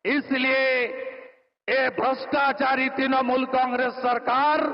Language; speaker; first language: Hindi; non-native, local second language; Bangla